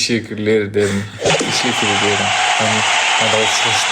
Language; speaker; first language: Turkish; non-native, learner; Kazakh